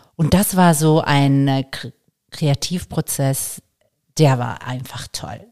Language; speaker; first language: German; non-native, fluent; Italian